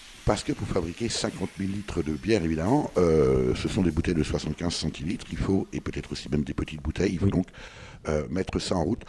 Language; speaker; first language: French; native; French